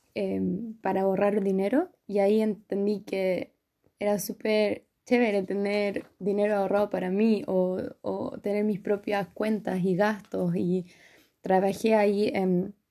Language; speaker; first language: Spanish; native; Spanish